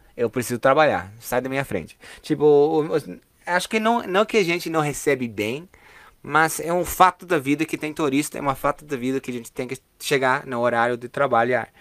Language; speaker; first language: Portuguese; non-native, fluent; English